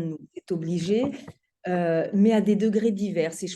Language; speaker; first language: French; native; French